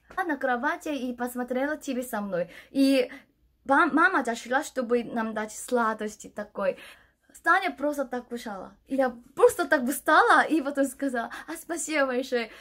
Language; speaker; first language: Russian; non-native, learner; Korean